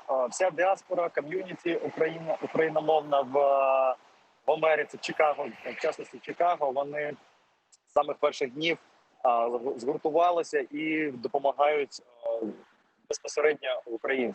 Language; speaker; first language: Ukrainian; non-native, fluent; Russian